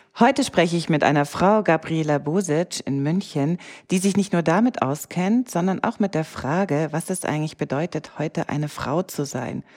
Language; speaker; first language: German; native; German